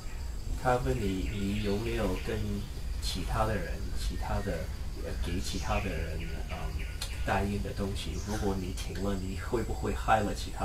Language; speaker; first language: Chinese; non-native, learner; English